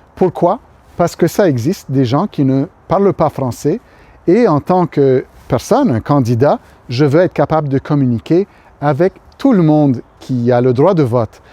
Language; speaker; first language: French; native; French